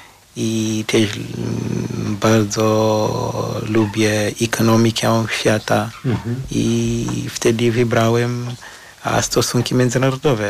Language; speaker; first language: Polish; non-native, fluent; Shona